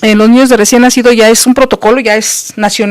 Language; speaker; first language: Spanish; native; Spanish